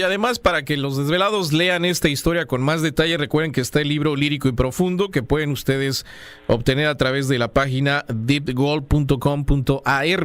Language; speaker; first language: Spanish; native; Spanish